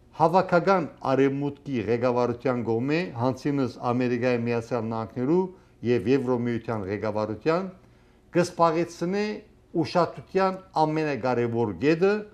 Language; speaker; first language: Armenian; early bilingual, heritage; Armenian